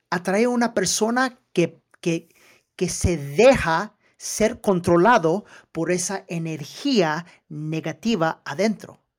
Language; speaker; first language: Spanish; early bilingual, heritage; Spanish